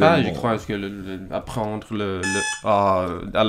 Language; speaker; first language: French; non-native, learner; English